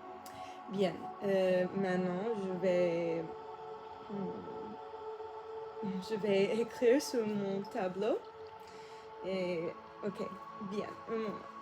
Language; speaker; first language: French; non-native, learner; English